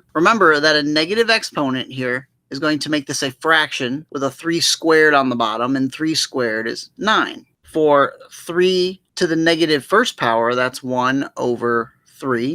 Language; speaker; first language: English; native; English